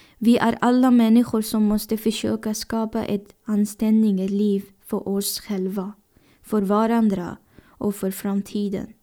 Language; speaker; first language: Swedish; non-native, fluent; Persian